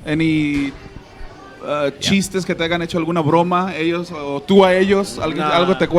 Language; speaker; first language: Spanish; early bilingual, heritage; Spanish